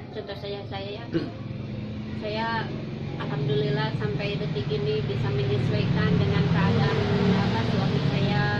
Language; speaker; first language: Indonesian; non-native, local second language; Sundanese